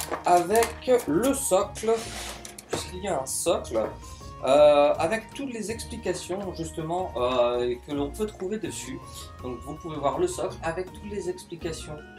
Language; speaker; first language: French; native; French